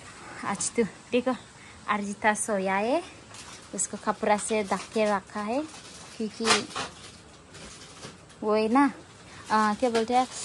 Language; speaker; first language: Hindi; non-native, local second language; Garo